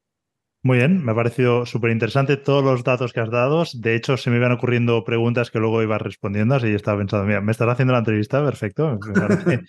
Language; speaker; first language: Spanish; native; Spanish